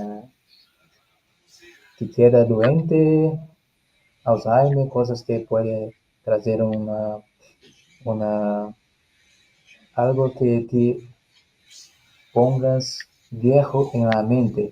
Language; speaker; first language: Spanish; non-native, learner; Portuguese